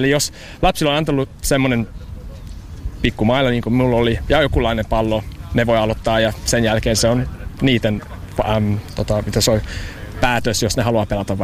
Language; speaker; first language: Finnish; non-native, learner; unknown